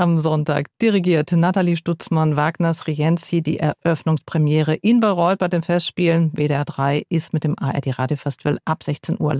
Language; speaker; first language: German; native; German